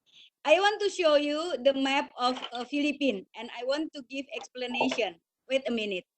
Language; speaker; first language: English; non-native, learner; Indonesian